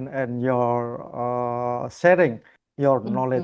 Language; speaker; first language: English; non-native, learner; Indonesian